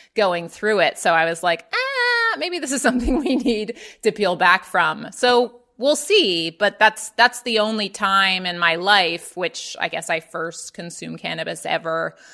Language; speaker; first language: English; native; English